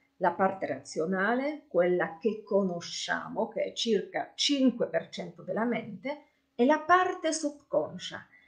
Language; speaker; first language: Italian; non-native, fluent; Polish